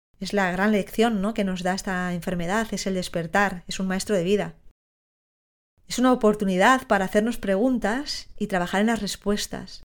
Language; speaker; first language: Spanish; native; Spanish